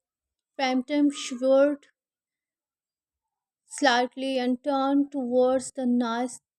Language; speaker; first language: English; non-native, learner; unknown